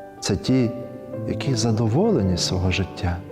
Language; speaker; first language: Ukrainian; native; Ukrainian